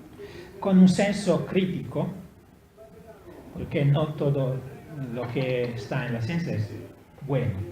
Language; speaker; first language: Spanish; non-native, fluent; Italian